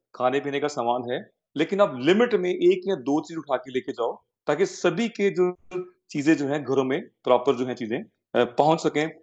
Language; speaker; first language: Hindi; native; Hindi